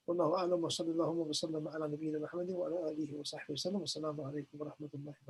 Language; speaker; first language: Arabic; non-native, fluent; English